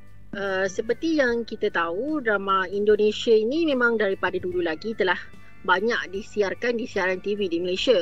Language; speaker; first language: Malay; native; Malay